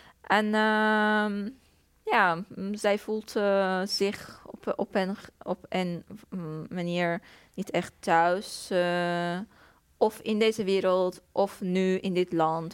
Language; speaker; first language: Dutch; non-native, fluent; Persian